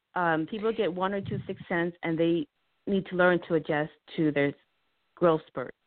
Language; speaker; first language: English; early bilingual, heritage; Lao